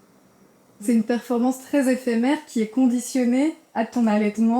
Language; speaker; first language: French; native; French